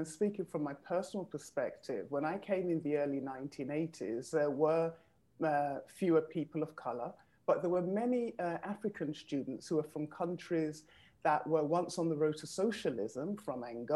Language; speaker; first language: English; native; English